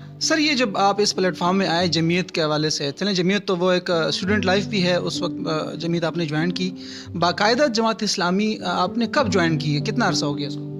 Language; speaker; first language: Urdu; non-native, local second language; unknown